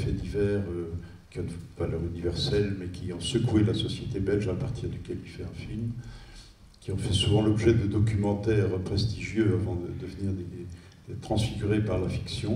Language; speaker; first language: French; native; French